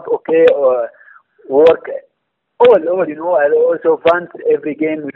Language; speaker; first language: English; non-native, learner; Arabic